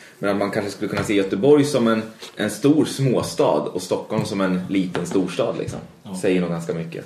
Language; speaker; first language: Swedish; native; Swedish